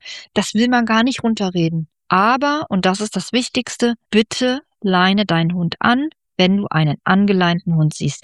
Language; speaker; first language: German; native; German